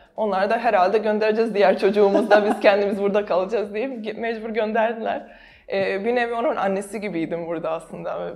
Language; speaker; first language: Turkish; non-native, fluent; Serbian